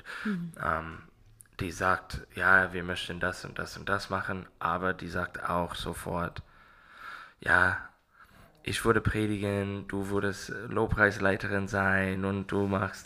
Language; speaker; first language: German; non-native, learner; English